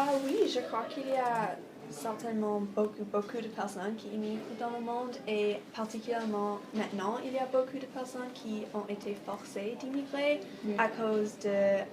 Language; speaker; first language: French; non-native, fluent; English